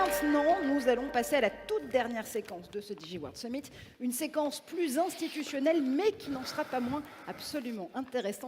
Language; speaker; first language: French; native; French